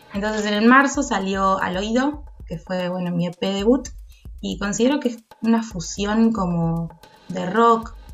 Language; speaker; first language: Spanish; native; Spanish